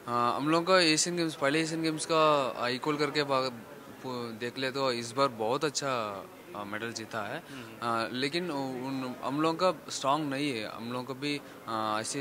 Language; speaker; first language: Hindi; non-native, local second language; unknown